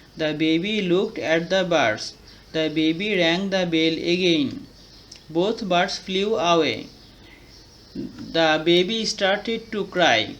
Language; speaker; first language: English; non-native, local second language; Bangla